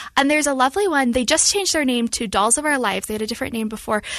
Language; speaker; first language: English; native; English